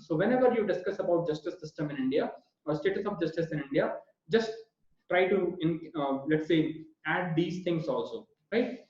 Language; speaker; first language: English; non-native, local second language; Hindi